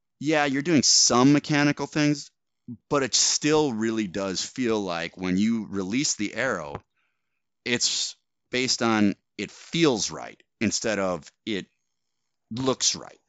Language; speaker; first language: English; native; English